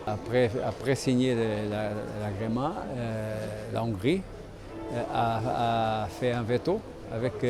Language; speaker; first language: French; non-native, fluent; Spanish